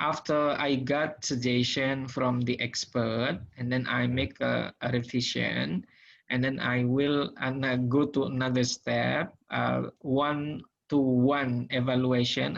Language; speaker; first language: English; non-native, learner; Indonesian